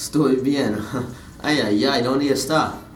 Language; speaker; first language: Spanish; non-native, learner; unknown